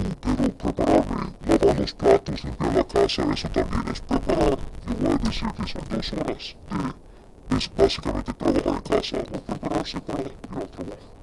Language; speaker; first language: Spanish; non-native, fluent; English